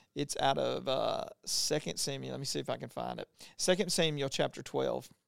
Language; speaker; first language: English; native; English